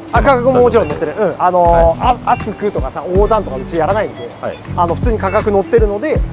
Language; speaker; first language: Japanese; native; Japanese